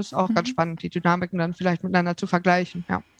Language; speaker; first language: German; native; German